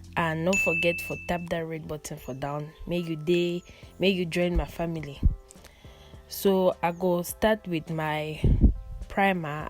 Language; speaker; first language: Nigerian Pidgin; non-native, local second language; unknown